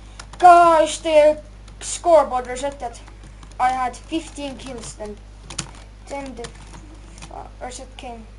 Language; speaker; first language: English; non-native, learner; Estonian